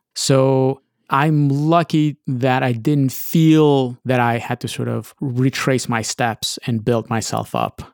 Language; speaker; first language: English; early bilingual, other home language; Russian